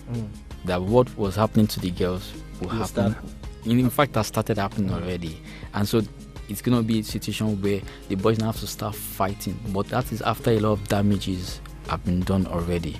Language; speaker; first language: English; non-native, local second language; Yoruba